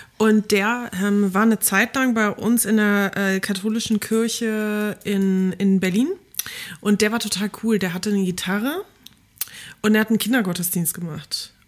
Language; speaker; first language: German; early bilingual, other home language; Polish